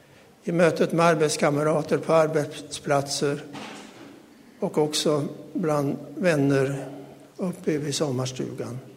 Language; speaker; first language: Swedish; native; Swedish